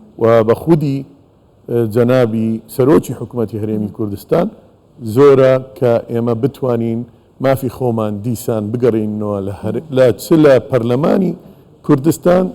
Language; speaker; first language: Central Kurdish; non-native, local second language; Assyrian Neo-Aramaic